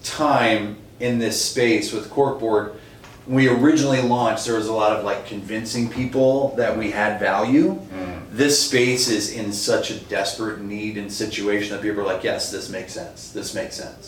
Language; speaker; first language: English; native; English